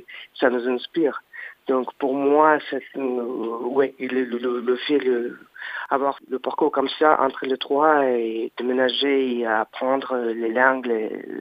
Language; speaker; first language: French; non-native, learner; Russian